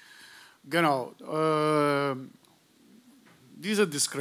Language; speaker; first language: German; non-native, learner; Turkish